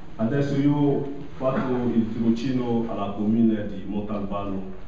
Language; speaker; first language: Italian; non-native, learner; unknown